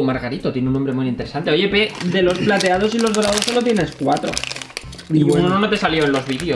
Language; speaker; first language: Spanish; native; Spanish